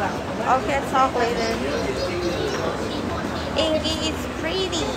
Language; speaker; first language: English; non-native, learner; Thai